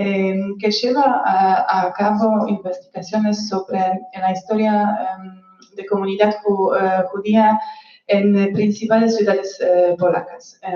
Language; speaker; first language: Spanish; non-native, fluent; Polish